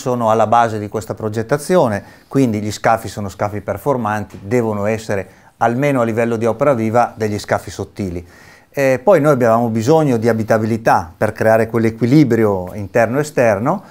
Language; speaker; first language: Italian; native; Italian